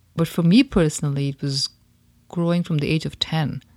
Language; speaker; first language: English; non-native, local second language; Hindi